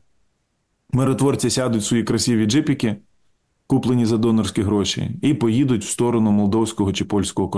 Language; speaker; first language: Ukrainian; native; Ukrainian